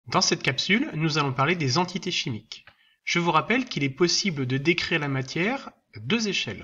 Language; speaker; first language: French; native; French